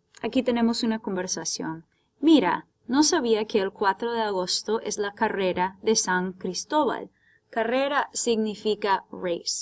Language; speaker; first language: Spanish; non-native, fluent; English